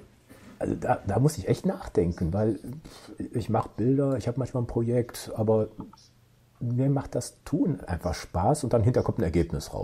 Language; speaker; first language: German; native; German